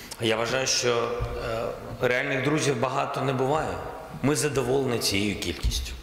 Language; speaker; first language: Ukrainian; non-native, local second language; Russian